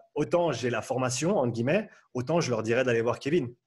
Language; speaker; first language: French; native; French